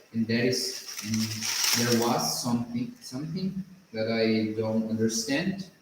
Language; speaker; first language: English; non-native, learner; Portuguese